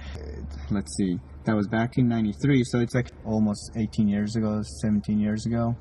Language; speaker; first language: English; non-native, fluent; Japanese